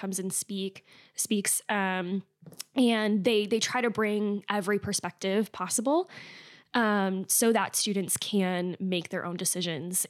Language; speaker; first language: English; native; English